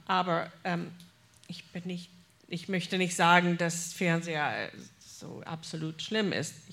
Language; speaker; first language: German; non-native, fluent; English